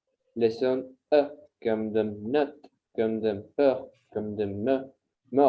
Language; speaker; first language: French; non-native, learner; Spanish